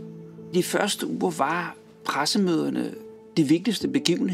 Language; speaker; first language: Danish; native; Danish